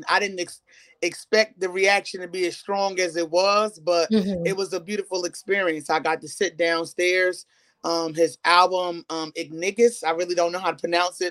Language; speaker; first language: English; native; English